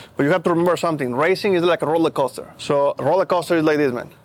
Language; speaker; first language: English; non-native, fluent; Spanish